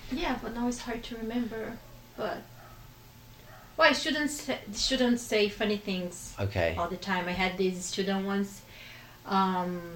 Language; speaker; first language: English; non-native, fluent; Portuguese